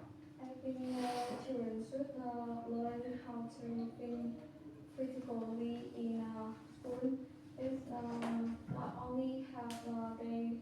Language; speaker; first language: English; non-native, learner; Vietnamese